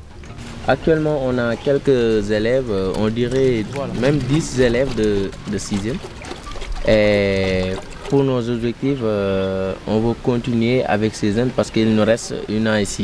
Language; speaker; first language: French; non-native, local second language; Wolof